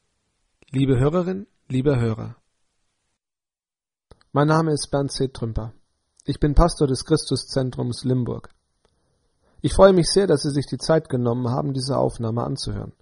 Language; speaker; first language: German; native; German